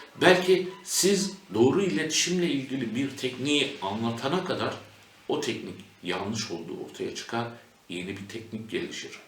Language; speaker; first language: Turkish; native; Turkish